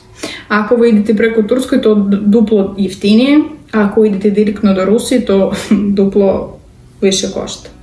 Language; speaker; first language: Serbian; non-native, learner; Russian